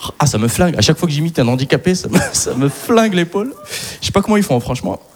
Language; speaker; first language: French; early bilingual, other home language; Arabic